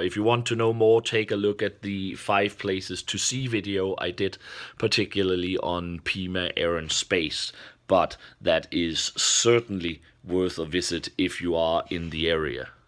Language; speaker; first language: English; non-native, fluent; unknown